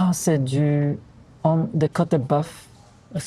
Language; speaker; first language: French; non-native, fluent; Portuguese